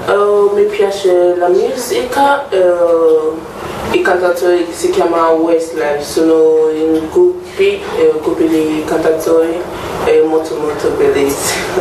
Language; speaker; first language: Italian; non-native, learner; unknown